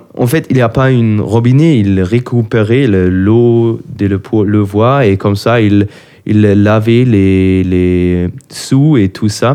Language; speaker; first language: French; non-native, learner; German